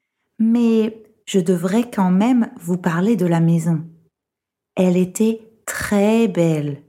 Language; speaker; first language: French; non-native, fluent; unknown